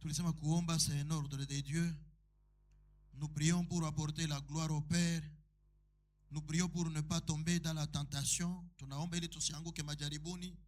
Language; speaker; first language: French; non-native, local second language; Swahili